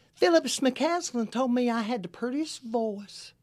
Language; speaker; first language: English; native; English